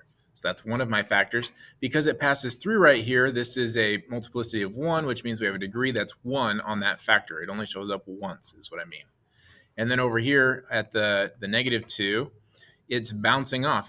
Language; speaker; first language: English; native; English